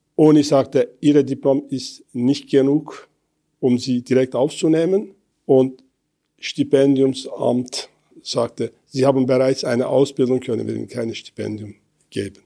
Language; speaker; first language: German; non-native, fluent; Kurdish